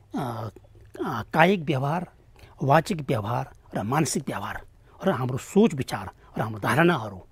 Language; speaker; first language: Nepali; non-native, local second language; Tibetan